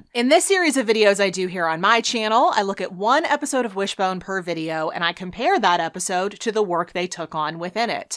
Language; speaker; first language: English; native; English